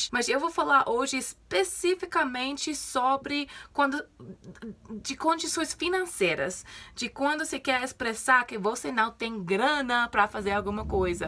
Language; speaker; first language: Portuguese; non-native, fluent; English